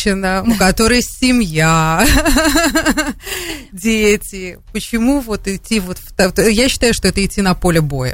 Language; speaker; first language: Russian; native; Russian